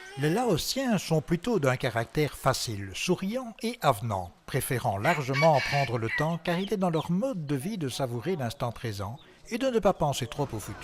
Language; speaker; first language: French; native; French